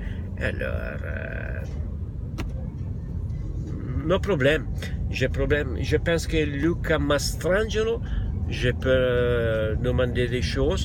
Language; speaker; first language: French; non-native, learner; Italian